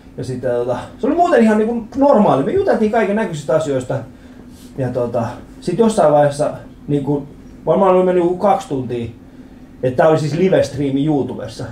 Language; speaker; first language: Finnish; early bilingual, other home language; Persian